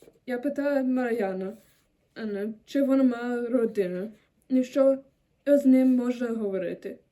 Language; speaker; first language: Ukrainian; non-native, learner; German